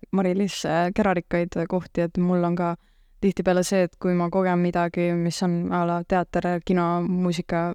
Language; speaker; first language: Estonian; native; Estonian